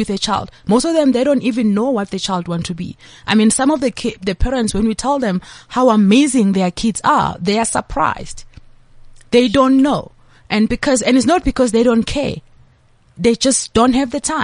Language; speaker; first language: English; non-native, local second language; Zulu